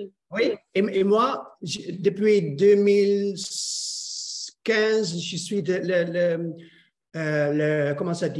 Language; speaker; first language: French; non-native, learner; Dutch